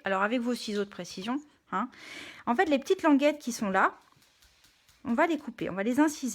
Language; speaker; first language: French; native; French